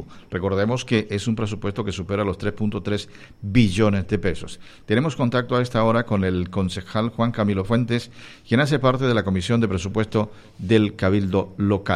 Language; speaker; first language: Spanish; native; Spanish